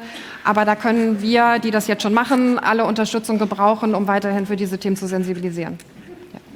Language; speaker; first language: German; native; German